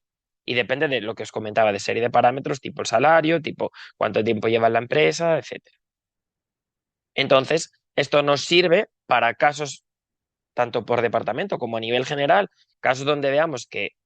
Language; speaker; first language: Spanish; native; Spanish